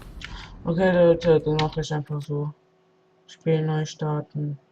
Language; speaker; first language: German; non-native, local second language; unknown